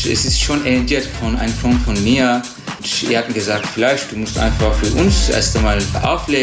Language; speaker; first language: German; non-native, learner; Turkish